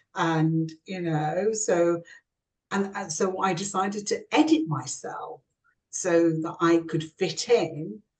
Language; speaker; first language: English; native; English